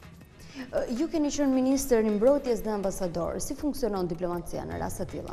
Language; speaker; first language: Albanian; native; Albanian